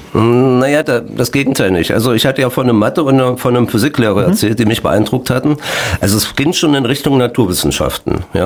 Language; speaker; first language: German; native; German